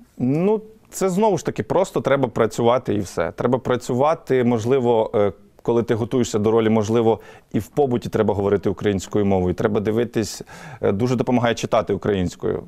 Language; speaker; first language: Ukrainian; native; Ukrainian